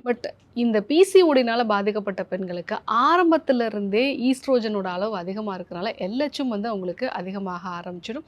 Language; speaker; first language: Tamil; native; Tamil